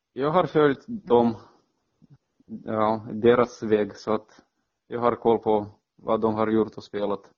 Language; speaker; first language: Swedish; non-native, fluent; Romanian